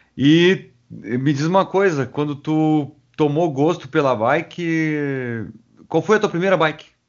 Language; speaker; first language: Portuguese; native; Portuguese